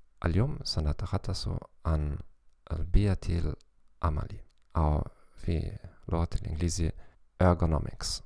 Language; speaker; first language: Arabic; non-native, learner; German